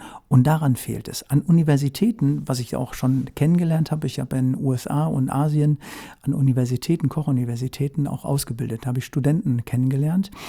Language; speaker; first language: German; native; German